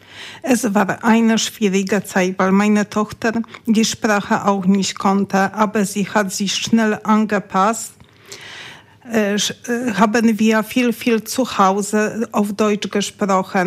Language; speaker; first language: German; non-native, learner; Polish